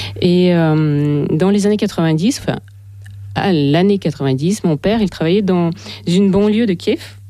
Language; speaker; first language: French; non-native, fluent; Russian